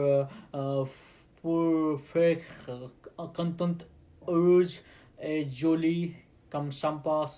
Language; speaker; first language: French; non-native, learner; Nepali